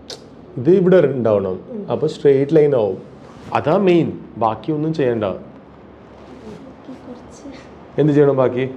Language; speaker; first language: Malayalam; non-native, local second language; Tamil